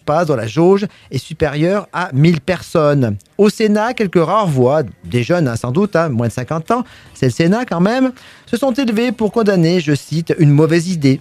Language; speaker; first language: French; native; French